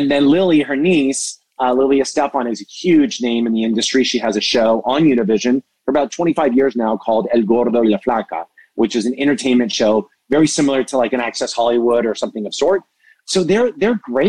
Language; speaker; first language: English; native; English